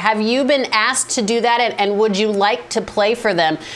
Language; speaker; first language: English; native; English